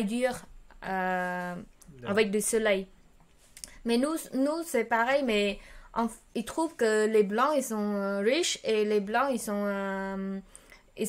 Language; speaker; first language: French; non-native, learner; Khmer